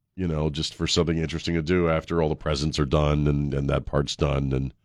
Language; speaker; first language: English; native; English